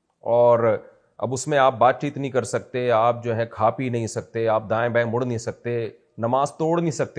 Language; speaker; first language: Urdu; native; Urdu